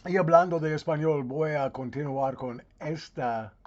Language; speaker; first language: Spanish; non-native, learner; English